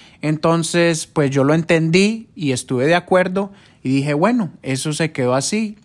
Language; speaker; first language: Spanish; early bilingual, heritage; Spanish